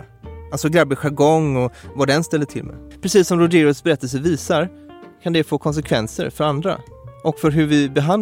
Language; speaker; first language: Swedish; native; Swedish